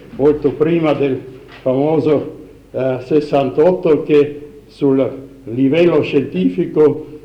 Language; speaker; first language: Italian; non-native, fluent; German